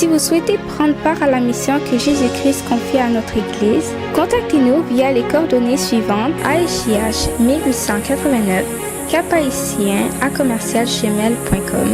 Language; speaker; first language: French; non-native, local second language; Haitian Creole